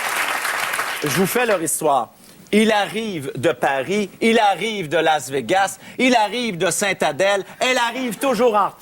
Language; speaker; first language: French; native; French